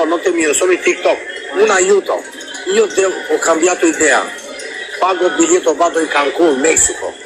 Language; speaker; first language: Italian; non-native, learner; Albanian